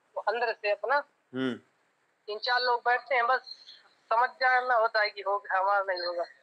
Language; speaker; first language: Hindi; native; Hindi